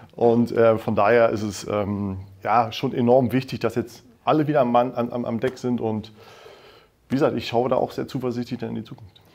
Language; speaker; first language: German; native; German